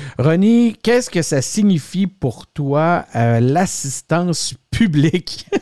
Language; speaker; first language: French; native; French